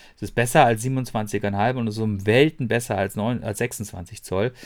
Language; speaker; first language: German; native; German